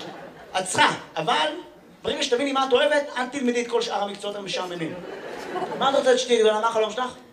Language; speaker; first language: Hebrew; native; Hebrew